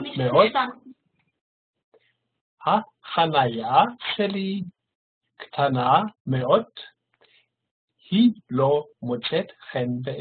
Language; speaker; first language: Hebrew; non-native, learner; German